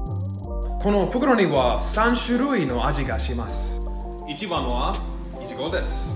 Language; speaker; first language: Japanese; non-native, learner; English